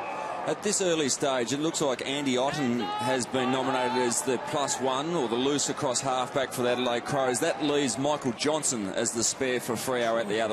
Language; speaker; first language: English; native; English